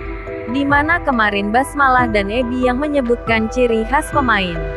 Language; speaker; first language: Indonesian; native; Indonesian